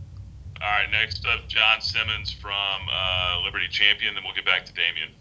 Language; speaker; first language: English; native; English